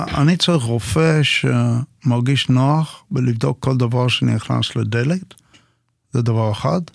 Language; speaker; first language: Hebrew; non-native, fluent; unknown